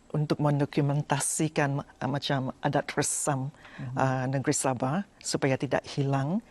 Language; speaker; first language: Malay; non-native, local second language; Central Dusun